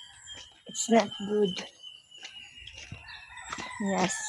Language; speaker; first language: English; non-native, local second language; Filipino